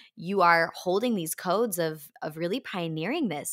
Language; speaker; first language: English; native; English